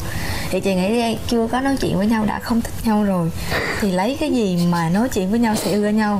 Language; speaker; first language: Vietnamese; native; Vietnamese